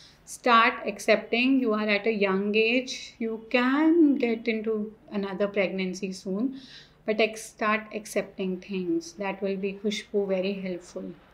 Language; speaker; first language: English; non-native, local second language; Hindi